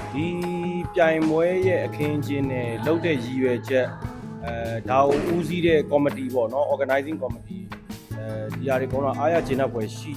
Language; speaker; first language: Burmese; native; Burmese